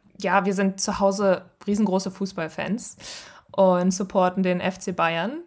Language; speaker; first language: German; native; German